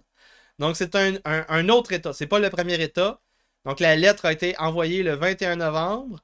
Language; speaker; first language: French; native; French